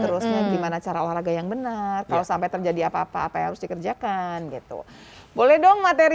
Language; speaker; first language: Indonesian; native; Indonesian